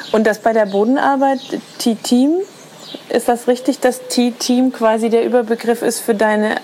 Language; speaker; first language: German; native; German